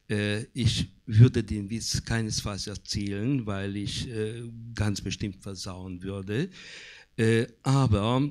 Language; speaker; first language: German; non-native, fluent; Hungarian